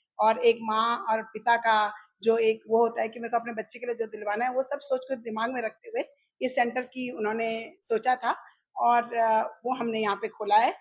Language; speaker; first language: Hindi; native; Hindi